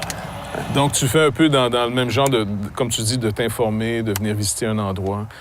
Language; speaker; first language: French; native; French